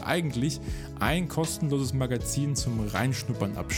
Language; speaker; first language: German; native; German